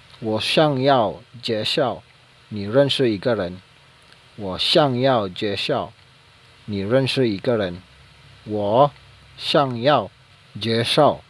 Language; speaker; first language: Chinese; non-native, fluent; Filipino